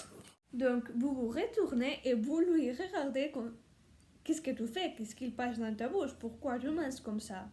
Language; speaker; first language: French; non-native, learner; Spanish